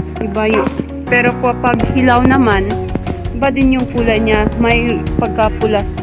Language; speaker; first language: Filipino; non-native, local second language; Cebuano